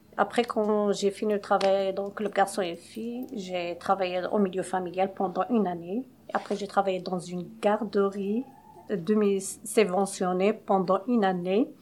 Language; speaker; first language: French; non-native, local second language; Arabic